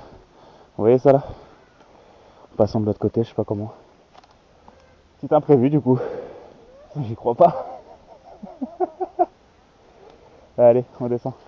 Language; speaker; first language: French; native; French